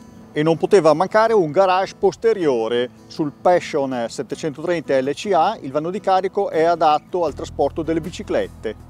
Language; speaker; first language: Italian; native; Italian